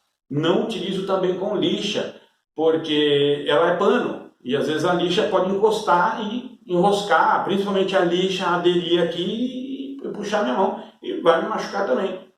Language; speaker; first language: Portuguese; native; Portuguese